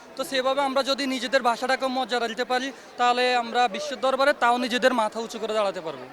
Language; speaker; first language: Bangla; native; Bangla